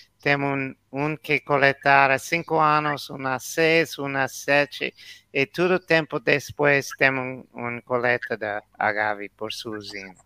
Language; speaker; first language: Portuguese; non-native, learner; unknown